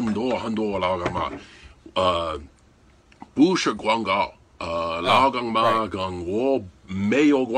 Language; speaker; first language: Chinese; non-native, learner; English